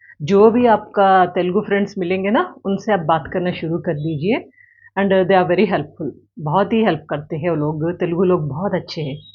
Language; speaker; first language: Hindi; native; Hindi